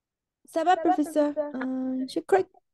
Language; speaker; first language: French; non-native, learner; Spanish